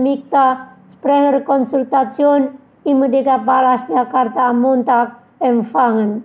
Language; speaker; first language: German; non-native, fluent; Indonesian